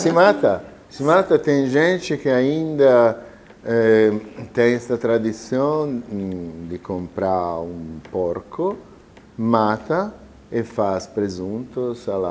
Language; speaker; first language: Portuguese; non-native, fluent; Italian